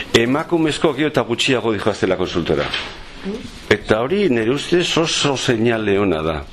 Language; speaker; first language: Basque; non-native, local second language; Spanish